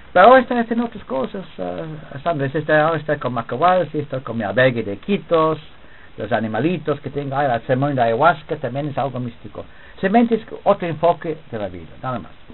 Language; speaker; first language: Spanish; non-native, fluent; English